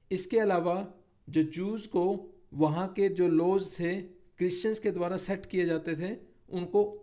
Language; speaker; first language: Hindi; native; Hindi